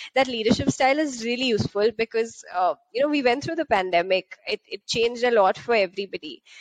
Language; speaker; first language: English; non-native, local second language; Hindi